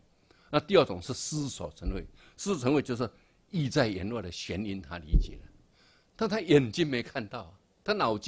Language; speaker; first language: Chinese; native; Chinese